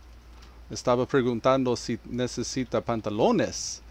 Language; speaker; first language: Spanish; non-native, learner; English